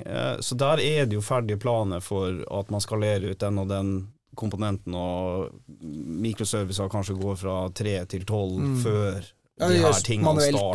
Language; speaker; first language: Norwegian; native; Norwegian